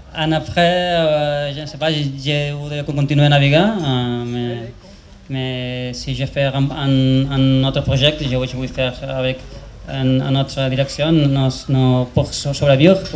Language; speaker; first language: French; non-native, learner; Spanish